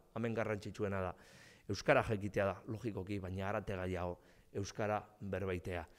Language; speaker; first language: Basque; non-native, local second language; Spanish